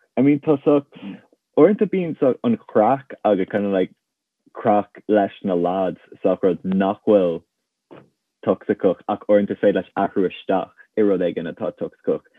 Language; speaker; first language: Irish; non-native, local second language; English